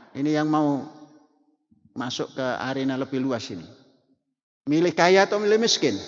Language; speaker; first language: Indonesian; non-native, local second language; Javanese